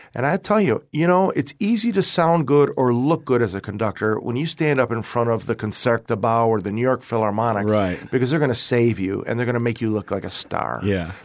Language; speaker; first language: English; native; English